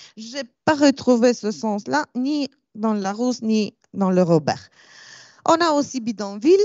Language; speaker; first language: French; non-native, fluent; Romanian